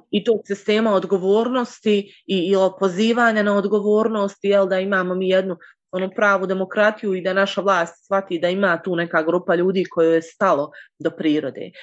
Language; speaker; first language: Bosnian; native; Bosnian